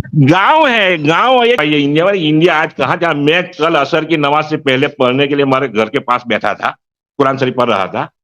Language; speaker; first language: Hindi; non-native, local second language; Gujarati